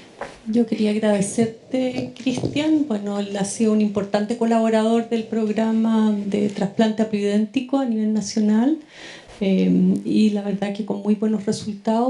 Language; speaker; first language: Spanish; native; Spanish